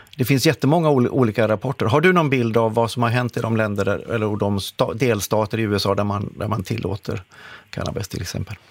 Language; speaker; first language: Swedish; native; Swedish